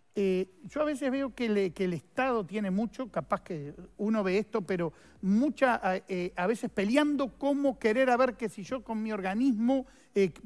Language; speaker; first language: Spanish; native; Spanish